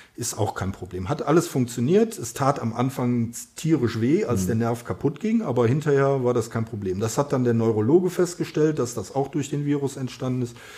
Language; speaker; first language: German; native; German